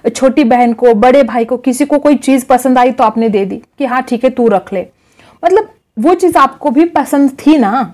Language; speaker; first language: Hindi; non-native, local second language; Marathi